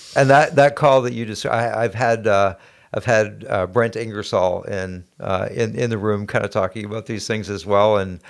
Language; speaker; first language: English; native; English